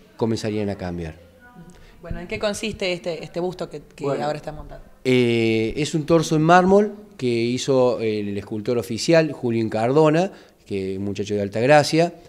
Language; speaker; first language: Spanish; native; Spanish